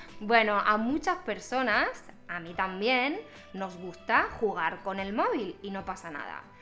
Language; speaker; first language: Spanish; native; Spanish